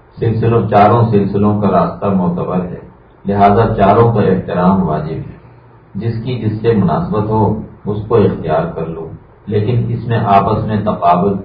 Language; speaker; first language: Urdu; native; Urdu